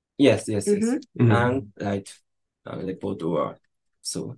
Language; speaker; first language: English; non-native, learner; Japanese